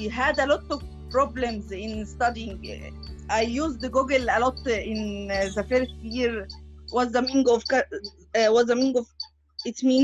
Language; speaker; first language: English; non-native, learner; Arabic